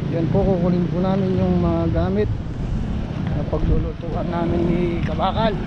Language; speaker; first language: Filipino; non-native, local second language; Pampanga